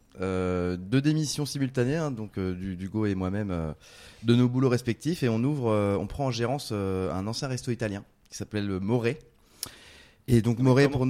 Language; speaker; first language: French; native; French